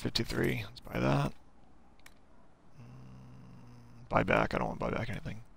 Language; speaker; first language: English; native; English